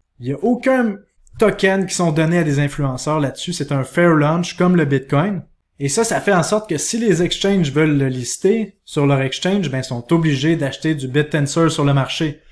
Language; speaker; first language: French; native; French